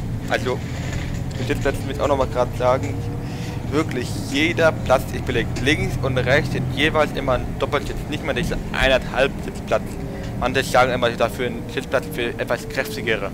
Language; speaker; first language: German; native; German